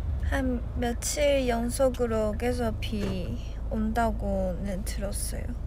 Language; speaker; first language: Korean; non-native, fluent; Chinese